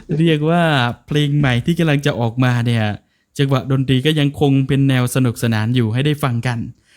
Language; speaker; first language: Thai; non-native, local second language; Northern Khmer